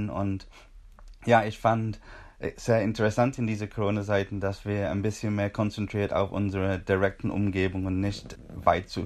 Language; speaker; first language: German; non-native, fluent; English